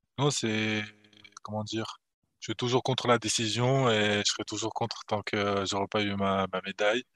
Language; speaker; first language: French; early bilingual, other home language; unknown